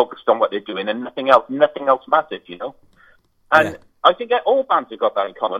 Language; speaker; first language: English; native; English